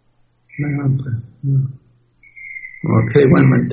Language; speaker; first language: Chinese; non-native, fluent; English